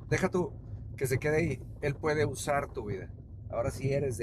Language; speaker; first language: Spanish; native; Spanish